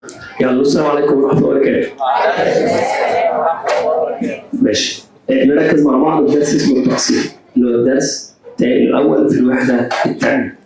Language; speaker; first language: Arabic; native; Arabic